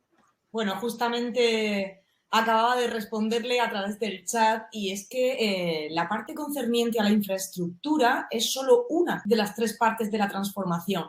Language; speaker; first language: Spanish; native; Spanish